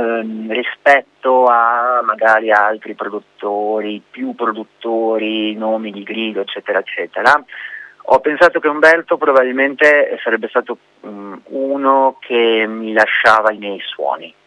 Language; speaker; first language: Italian; native; Italian